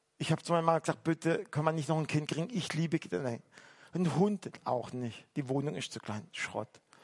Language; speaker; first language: German; early bilingual, other home language; Turkish